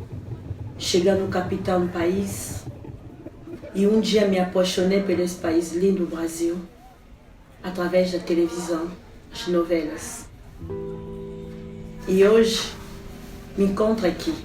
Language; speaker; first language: Portuguese; non-native, fluent; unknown